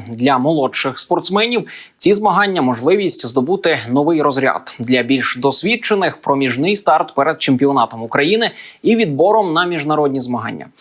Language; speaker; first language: Ukrainian; native; Ukrainian